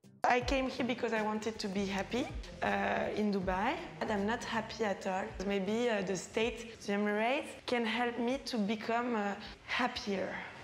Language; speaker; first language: English; non-native, fluent; French